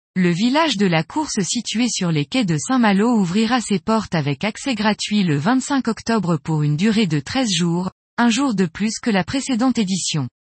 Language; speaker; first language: French; native; French